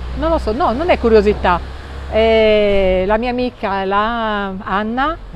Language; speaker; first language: Italian; native; Italian